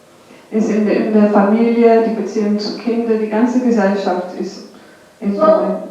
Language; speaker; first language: German; non-native, fluent; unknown